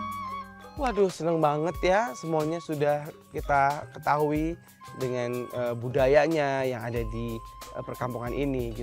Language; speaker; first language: Indonesian; native; Indonesian